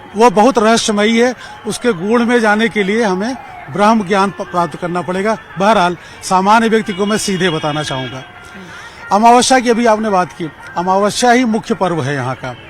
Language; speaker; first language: Hindi; native; Hindi